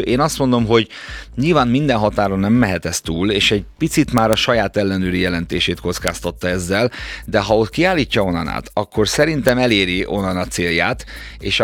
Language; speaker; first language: Hungarian; native; Hungarian